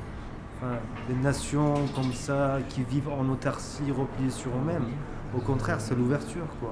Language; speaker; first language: French; early bilingual, other home language; Persian